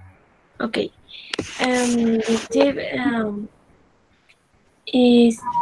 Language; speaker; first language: English; non-native, learner; Spanish